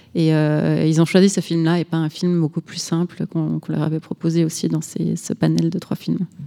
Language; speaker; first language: French; native; French